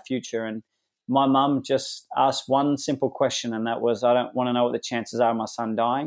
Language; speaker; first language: English; native; English